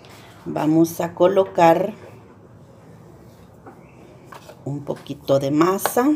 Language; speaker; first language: Spanish; native; Spanish